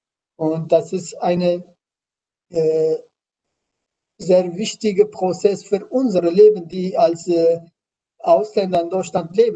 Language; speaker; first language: German; non-native, learner; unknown